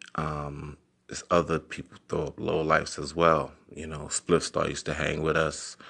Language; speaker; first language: English; native; English